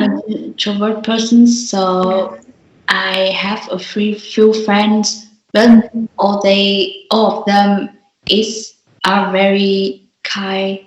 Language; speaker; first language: English; non-native, learner; Vietnamese